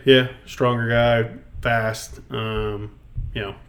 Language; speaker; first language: English; native; English